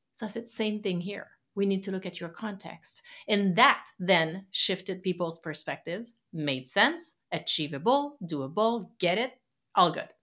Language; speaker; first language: English; non-native, fluent; French